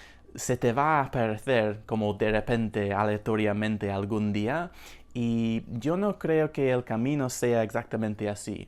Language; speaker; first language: Spanish; non-native, fluent; English